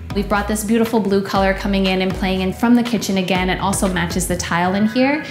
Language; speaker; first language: English; native; English